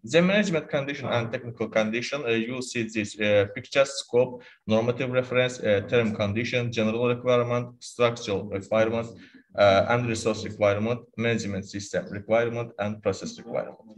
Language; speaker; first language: English; non-native, learner; Azerbaijani